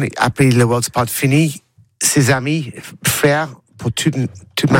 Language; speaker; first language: French; non-native, learner; English